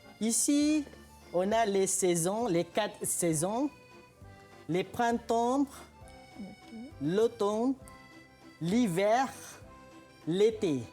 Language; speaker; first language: French; non-native, fluent; Malay